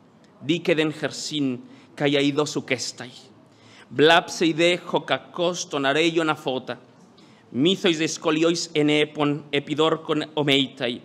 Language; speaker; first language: Greek; non-native, fluent; Spanish